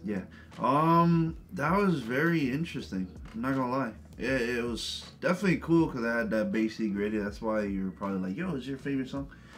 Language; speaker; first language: English; native; English